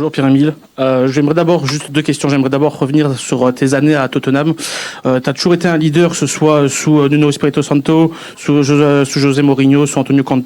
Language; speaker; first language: French; native; French